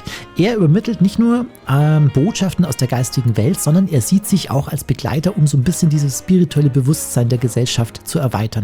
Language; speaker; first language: German; native; German